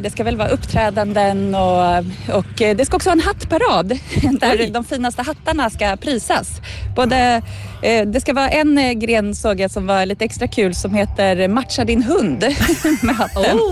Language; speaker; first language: Swedish; native; Swedish